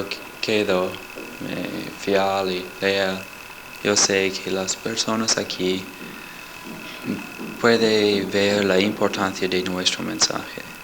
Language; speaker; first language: Spanish; non-native, learner; English